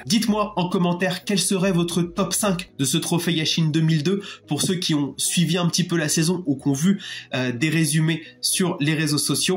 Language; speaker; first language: French; native; French